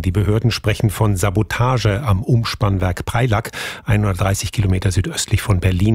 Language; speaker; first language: German; native; German